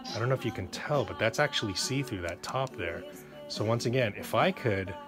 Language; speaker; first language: English; native; English